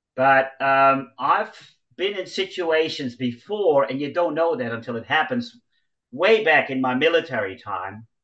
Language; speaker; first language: English; non-native, fluent; Dutch